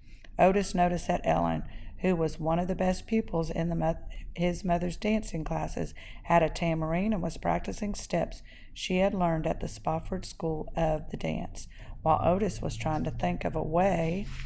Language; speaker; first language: English; native; English